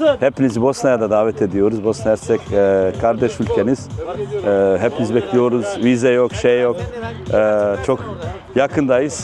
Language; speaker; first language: Turkish; non-native, fluent; Bosnian